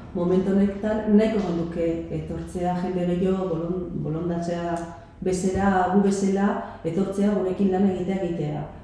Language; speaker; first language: Basque; non-native, local second language; Spanish